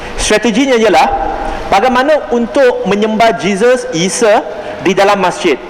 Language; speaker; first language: Malay; non-native, local second language; Chinese